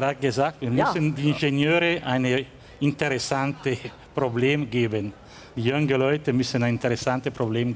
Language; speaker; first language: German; non-native, learner; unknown